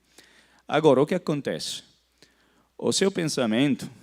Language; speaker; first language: Portuguese; non-native, fluent; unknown